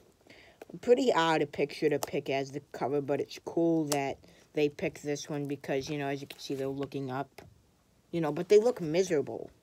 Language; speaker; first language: English; native; English